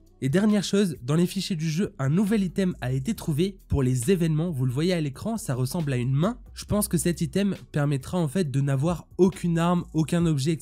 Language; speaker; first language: French; native; French